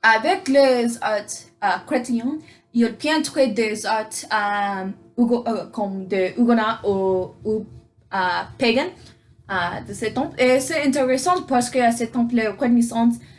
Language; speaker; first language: French; non-native, learner; English